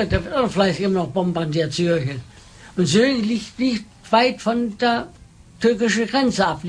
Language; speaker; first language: German; non-native, learner; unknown